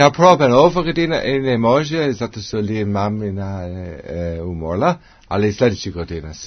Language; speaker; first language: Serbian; non-native, learner; English